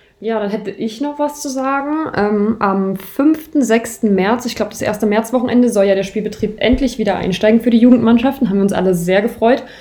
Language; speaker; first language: German; native; German